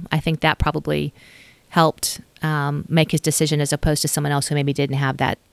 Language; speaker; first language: English; native; English